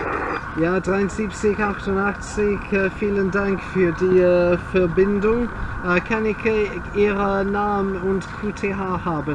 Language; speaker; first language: German; non-native, learner; English